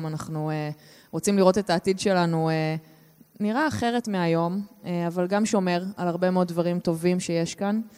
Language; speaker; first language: Hebrew; native; Hebrew